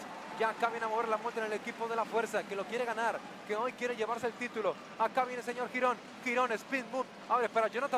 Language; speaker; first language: Spanish; native; Spanish